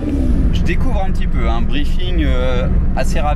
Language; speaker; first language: French; native; French